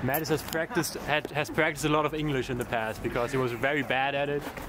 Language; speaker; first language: English; non-native, fluent; German